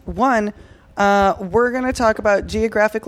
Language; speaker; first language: English; native; English